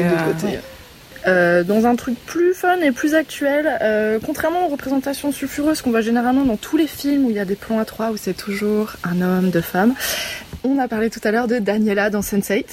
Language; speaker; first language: French; native; French